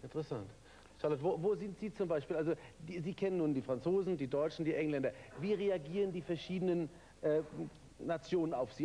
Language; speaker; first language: German; native; German